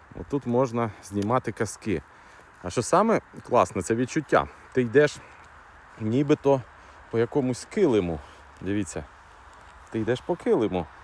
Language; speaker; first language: Ukrainian; native; Ukrainian